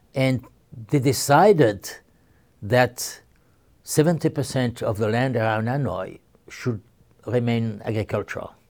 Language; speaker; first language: English; non-native, fluent; French